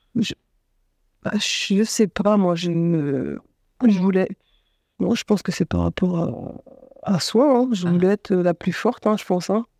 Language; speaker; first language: French; native; French